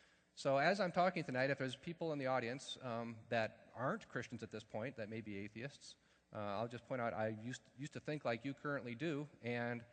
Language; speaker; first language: English; native; English